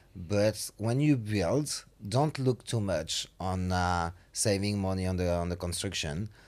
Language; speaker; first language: English; non-native, fluent; French